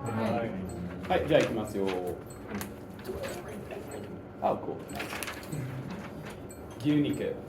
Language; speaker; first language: Japanese; non-native, fluent; English